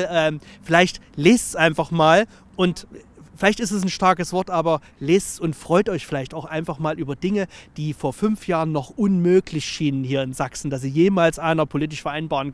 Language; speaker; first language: German; native; German